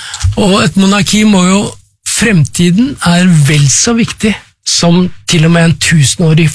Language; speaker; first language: Norwegian; native; Norwegian